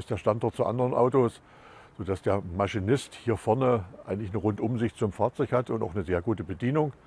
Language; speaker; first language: German; native; German